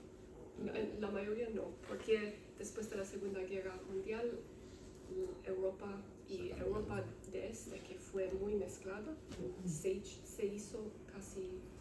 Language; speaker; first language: Spanish; non-native, learner; Romanian